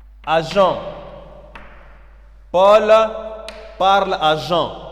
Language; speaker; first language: French; non-native, learner; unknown